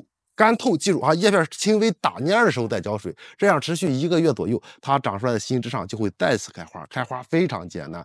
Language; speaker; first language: Chinese; native; Chinese